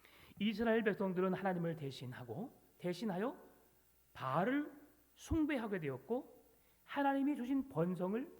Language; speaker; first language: Korean; native; Korean